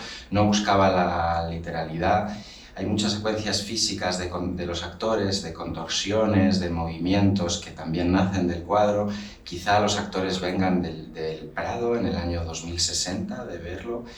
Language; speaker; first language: Spanish; native; Spanish